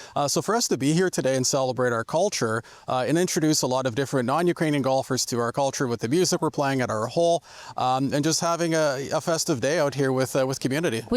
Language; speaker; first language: English; native; English